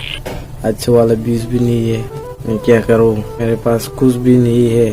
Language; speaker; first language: Hindi; non-native, local second language; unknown